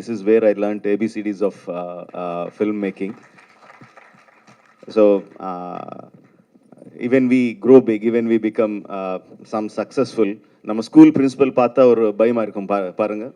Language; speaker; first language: Tamil; non-native, local second language; Telugu